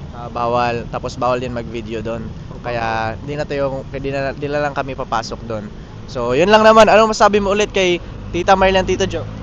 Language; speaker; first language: Filipino; non-native, local second language; Cebuano